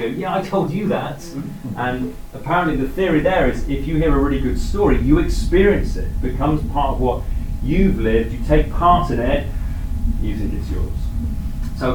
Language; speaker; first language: English; native; English